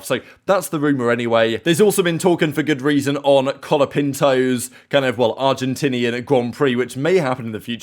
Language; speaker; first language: English; native; English